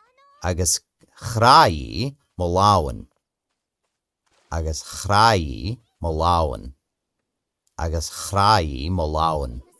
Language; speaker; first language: Irish; non-native, learner; English